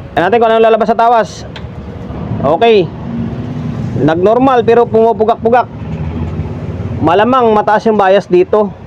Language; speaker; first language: Filipino; native; Filipino